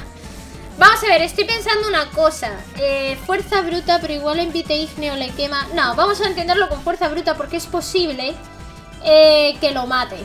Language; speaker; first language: Spanish; native; Spanish